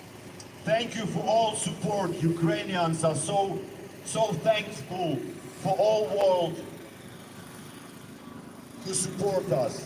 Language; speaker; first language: English; non-native, learner; Ukrainian